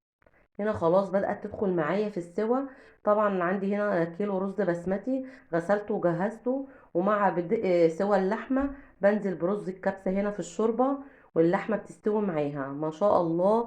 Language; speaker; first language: Arabic; native; Arabic